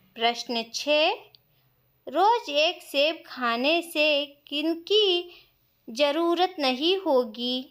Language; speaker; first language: Hindi; non-native, local second language; Kannada